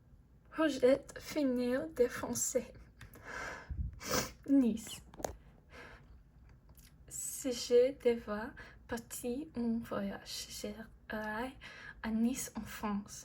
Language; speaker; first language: French; non-native, learner; English